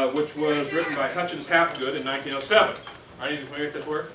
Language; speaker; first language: English; native; English